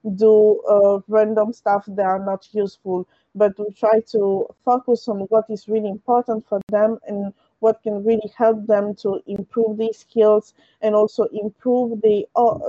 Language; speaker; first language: English; early bilingual, other home language; French